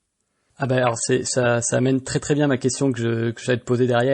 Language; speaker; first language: French; native; French